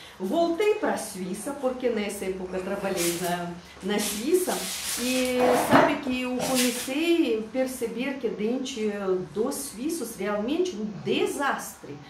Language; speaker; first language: Portuguese; non-native, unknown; Russian